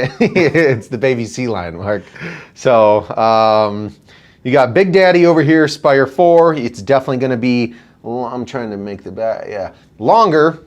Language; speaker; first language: English; native; English